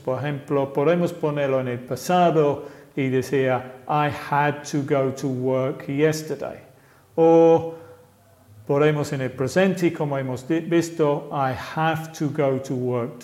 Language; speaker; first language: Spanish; non-native, fluent; English